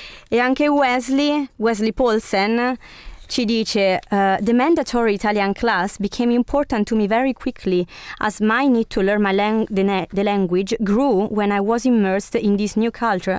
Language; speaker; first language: English; non-native, fluent; Italian